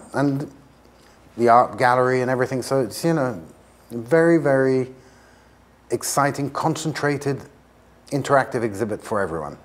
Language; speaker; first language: English; native; English